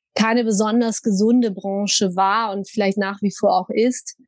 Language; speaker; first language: German; native; German